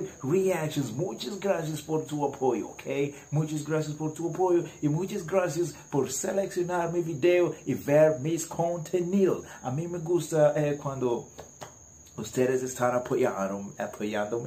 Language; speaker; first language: Spanish; non-native, learner; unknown